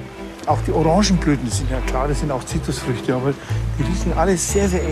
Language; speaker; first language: German; native; German